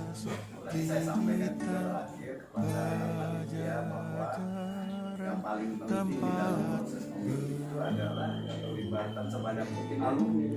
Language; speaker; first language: Indonesian; native; Indonesian